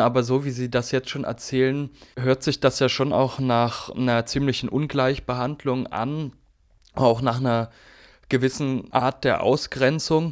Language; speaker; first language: German; native; German